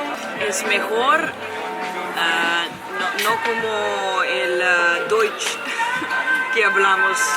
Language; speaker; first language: Spanish; non-native, learner; Serbian